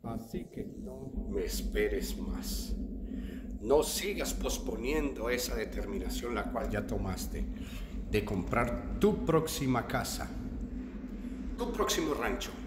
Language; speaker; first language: Spanish; native; Spanish